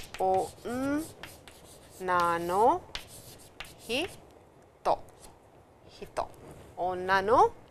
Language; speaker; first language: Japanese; non-native, fluent; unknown